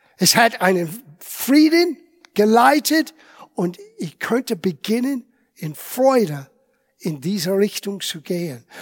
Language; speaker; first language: German; non-native, fluent; English